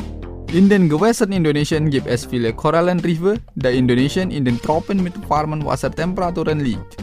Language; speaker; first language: German; non-native, fluent; Indonesian